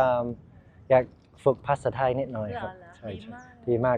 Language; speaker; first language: Thai; non-native, learner; English